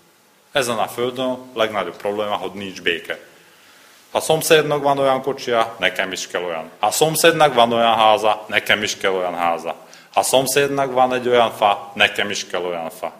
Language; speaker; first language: Hungarian; non-native, learner; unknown